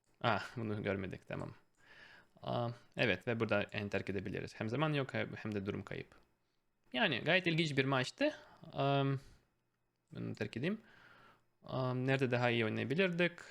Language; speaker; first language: Turkish; non-native, fluent; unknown